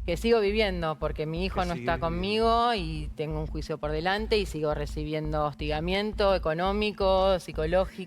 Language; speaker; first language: Spanish; native; Spanish